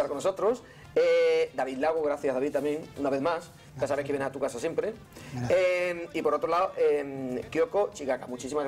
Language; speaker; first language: Spanish; native; Spanish